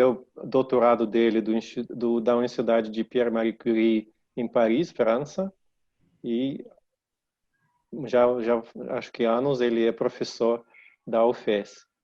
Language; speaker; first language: Portuguese; non-native, fluent; Russian